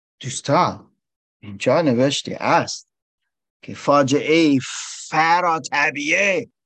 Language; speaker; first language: Persian; non-native, learner; English